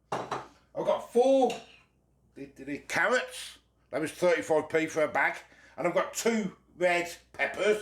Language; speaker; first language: English; native; English